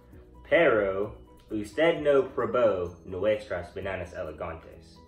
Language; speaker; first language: Spanish; non-native, learner; English